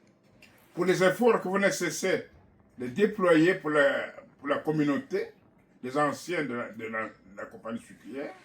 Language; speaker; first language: French; non-native, local second language; Kongo